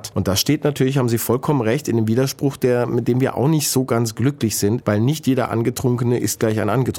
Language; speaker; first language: German; native; German